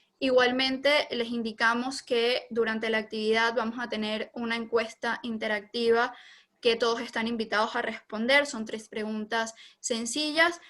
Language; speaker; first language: Spanish; native; Spanish